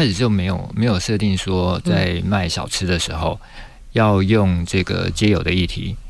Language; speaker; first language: Chinese; native; Chinese